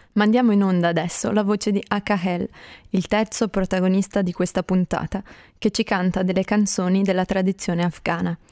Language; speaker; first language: Italian; native; Italian